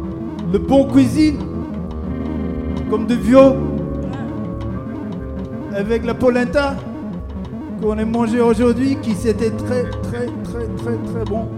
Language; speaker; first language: French; non-native, learner; English